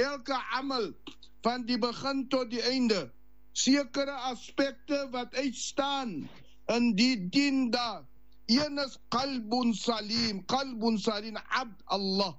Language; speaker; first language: Dutch; non-native, learner; Afrikaans